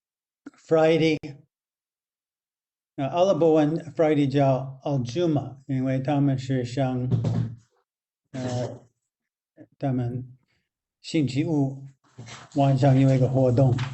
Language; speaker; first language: Chinese; non-native, fluent; English